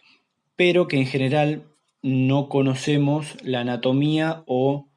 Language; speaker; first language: Spanish; native; Spanish